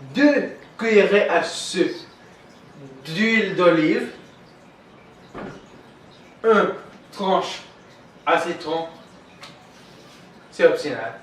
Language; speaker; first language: French; non-native, learner; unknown